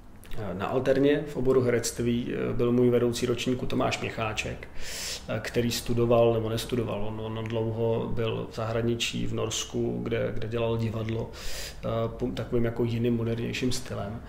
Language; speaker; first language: Czech; native; Czech